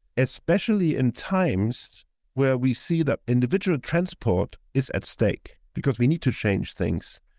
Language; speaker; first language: English; non-native, fluent; German